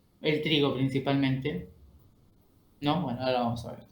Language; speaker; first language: Spanish; native; Spanish